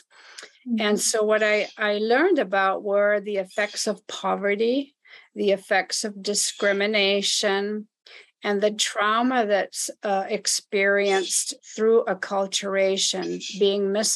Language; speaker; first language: English; non-native, fluent; Spanish